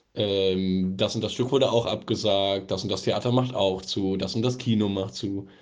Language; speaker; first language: German; native; German